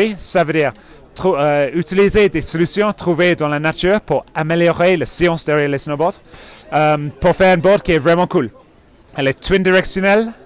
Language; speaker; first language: French; non-native, fluent; English